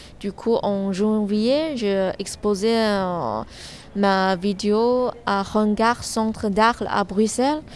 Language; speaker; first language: French; non-native, learner; Chinese